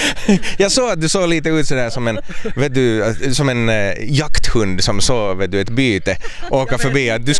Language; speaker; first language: Swedish; native; Swedish